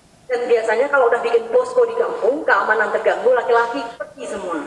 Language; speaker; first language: Indonesian; native; Indonesian